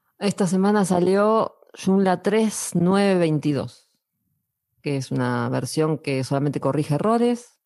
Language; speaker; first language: Spanish; native; Spanish